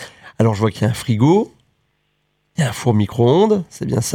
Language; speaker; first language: French; native; French